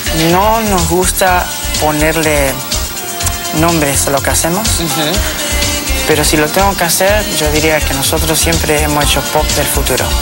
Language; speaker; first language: Spanish; early bilingual, heritage; Spanish